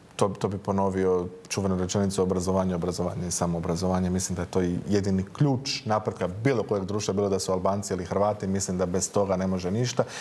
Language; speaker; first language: Croatian; early bilingual, other home language; Albanian